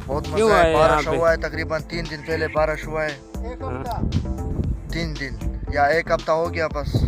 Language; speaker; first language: Hindi; non-native, local second language; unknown